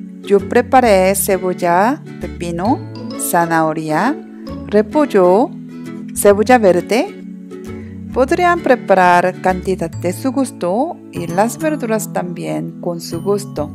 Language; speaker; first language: Spanish; non-native, learner; Korean